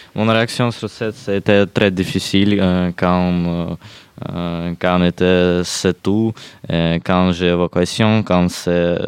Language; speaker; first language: French; non-native, learner; Ukrainian